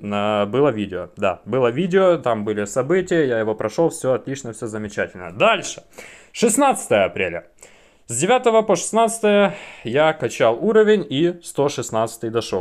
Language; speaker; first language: Russian; native; Russian